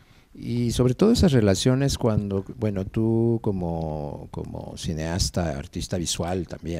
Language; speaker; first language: Spanish; native; Spanish